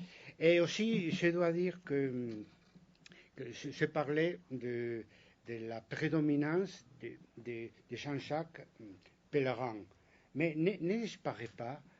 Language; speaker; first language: French; non-native, fluent; Spanish